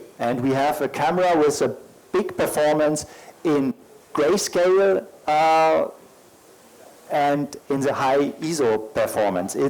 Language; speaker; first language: English; non-native, learner; German